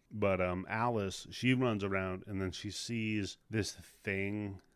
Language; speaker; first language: English; native; English